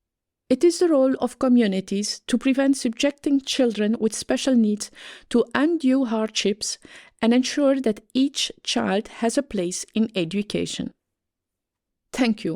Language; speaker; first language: English; non-native, fluent; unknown